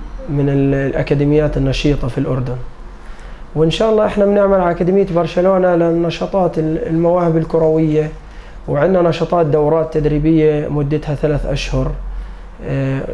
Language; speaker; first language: Arabic; native; Arabic